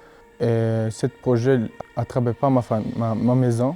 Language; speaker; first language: French; non-native, learner; Albanian